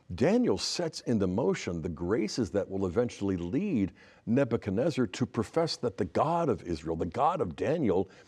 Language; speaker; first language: English; native; English